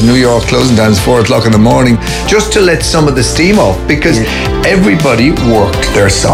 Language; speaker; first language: English; native; English